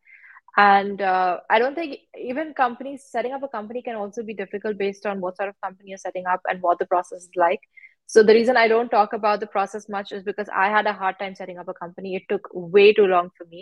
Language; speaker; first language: English; non-native, local second language; Hindi